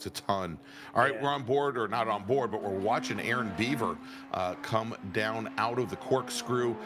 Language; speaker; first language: English; native; English